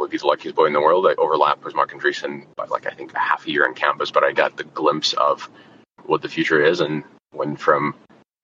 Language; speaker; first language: English; non-native, fluent; Russian